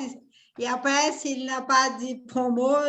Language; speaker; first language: French; non-native, fluent; Portuguese